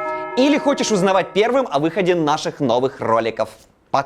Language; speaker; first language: Russian; native; Russian